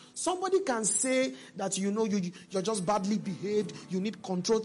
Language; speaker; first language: English; non-native, local second language; Yoruba